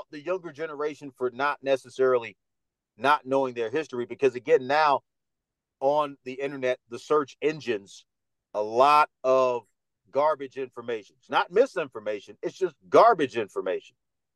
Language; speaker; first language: English; early bilingual, other home language; Spanish